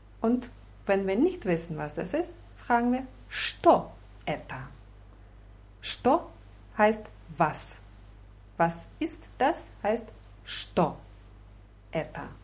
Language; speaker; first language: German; non-native, fluent; Russian